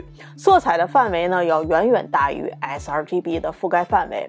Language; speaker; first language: Chinese; native; Chinese